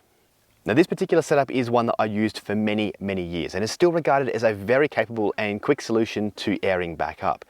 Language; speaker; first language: English; native; English